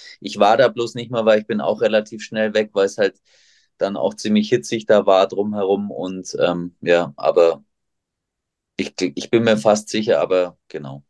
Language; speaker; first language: German; native; German